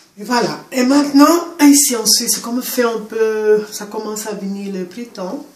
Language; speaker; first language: French; non-native, fluent; Portuguese